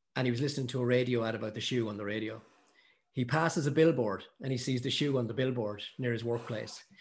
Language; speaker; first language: English; native; English